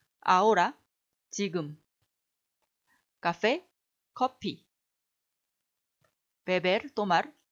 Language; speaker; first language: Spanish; non-native, fluent; Korean